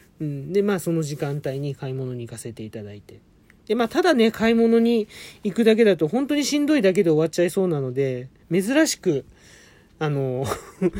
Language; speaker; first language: Japanese; native; Japanese